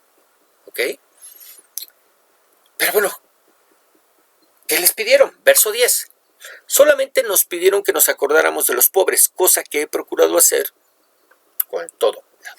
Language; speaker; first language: Spanish; native; Spanish